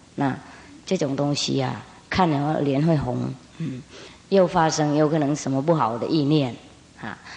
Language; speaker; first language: Chinese; non-native, fluent; Vietnamese